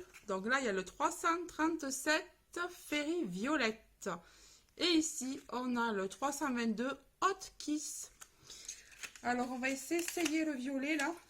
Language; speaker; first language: French; native; French